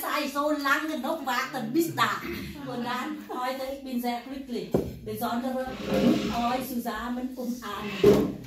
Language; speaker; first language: German; non-native, learner; Vietnamese